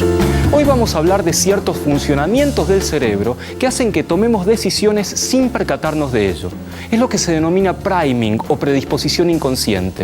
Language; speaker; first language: Spanish; native; Spanish